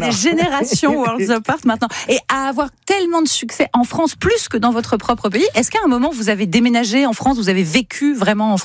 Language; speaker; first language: French; native; French